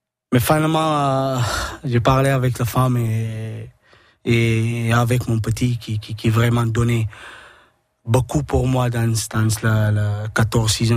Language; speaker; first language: French; non-native, learner; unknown